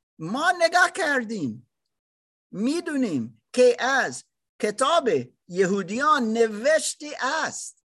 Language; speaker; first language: Persian; non-native, learner; German